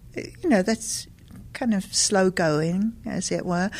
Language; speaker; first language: English; native; English